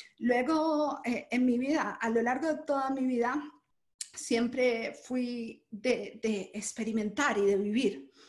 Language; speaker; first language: Spanish; native; Spanish